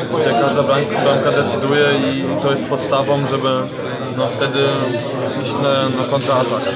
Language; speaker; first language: Polish; non-native, fluent; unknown